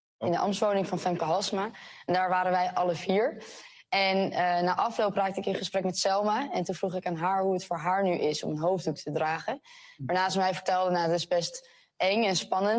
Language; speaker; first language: Dutch; native; Dutch